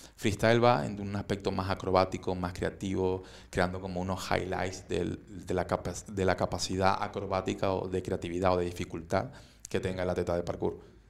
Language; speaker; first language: Spanish; native; Spanish